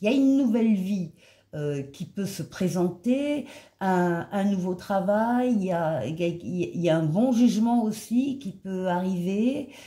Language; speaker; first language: French; native; French